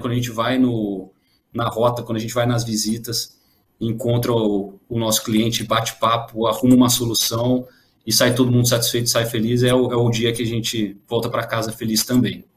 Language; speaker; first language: Portuguese; native; Portuguese